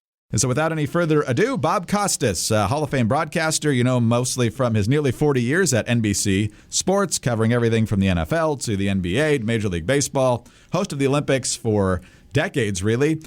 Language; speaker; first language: English; native; English